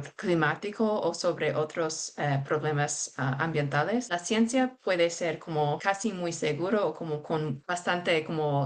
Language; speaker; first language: Spanish; non-native, fluent; English